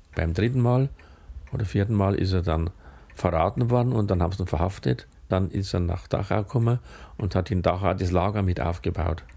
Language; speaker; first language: German; native; German